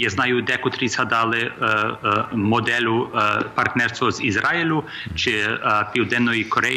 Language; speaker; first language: Ukrainian; early bilingual, heritage; Ukrainian